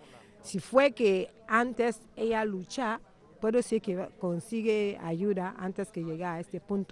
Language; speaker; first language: Spanish; non-native, learner; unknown